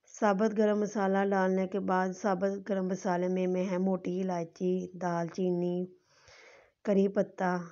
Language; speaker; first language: Urdu; non-native, local second language; Punjabi